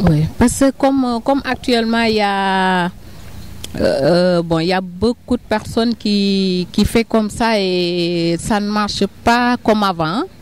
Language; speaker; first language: French; non-native, local second language; Wolof